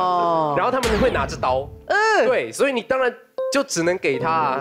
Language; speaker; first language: Chinese; native; Chinese